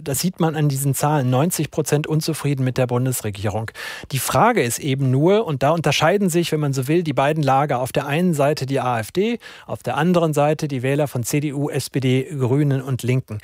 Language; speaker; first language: German; native; German